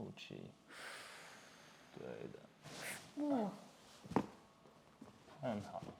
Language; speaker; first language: Chinese; non-native, fluent; English